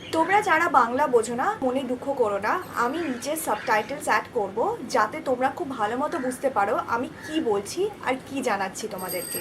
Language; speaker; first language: Bangla; native; Bangla